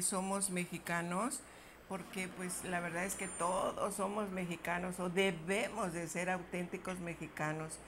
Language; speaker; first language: Spanish; native; Spanish